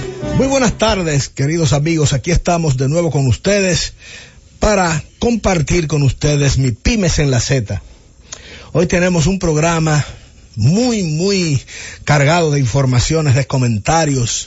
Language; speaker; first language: Spanish; native; Spanish